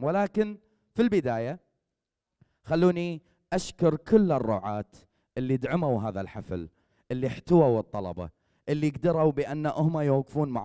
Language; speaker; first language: Arabic; native; Arabic